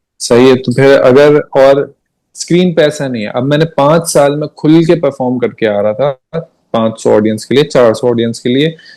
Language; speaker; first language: Hindi; native; Hindi